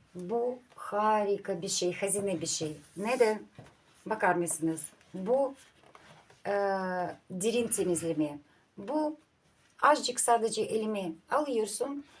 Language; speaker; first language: Turkish; non-native, learner; Russian